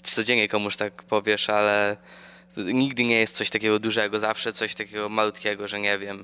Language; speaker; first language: Polish; early bilingual, other home language; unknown